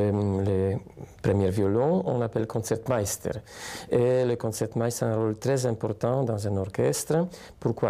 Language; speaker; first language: French; non-native, fluent; Polish